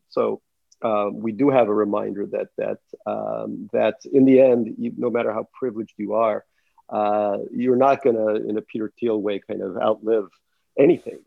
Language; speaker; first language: English; early bilingual, other home language; Russian